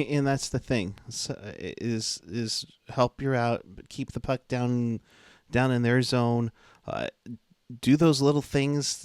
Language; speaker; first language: English; native; English